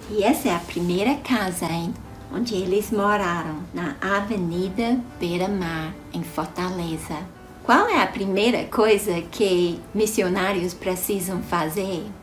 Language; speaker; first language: Portuguese; non-native, fluent; English